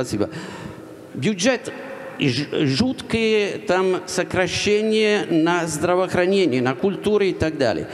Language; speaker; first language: Russian; non-native, fluent; Italian